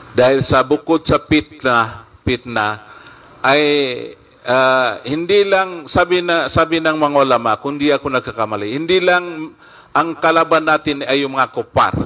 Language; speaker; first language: Filipino; non-native, local second language; Maguindanaon